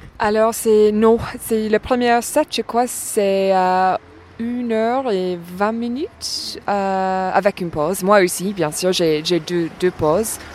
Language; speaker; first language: French; non-native, fluent; English